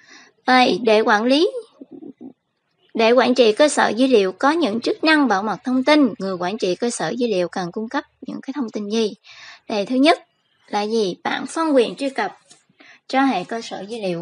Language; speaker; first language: Vietnamese; native; Vietnamese